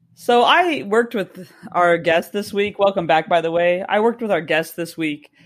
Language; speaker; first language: English; native; English